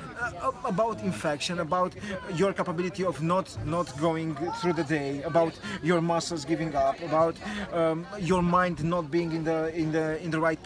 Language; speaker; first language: English; non-native, fluent; Romanian